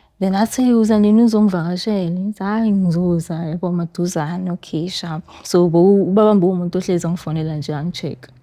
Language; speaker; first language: Zulu; native; Zulu